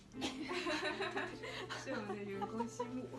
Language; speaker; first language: Chinese; native; Chinese